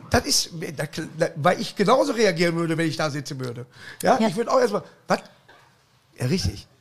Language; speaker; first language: German; native; German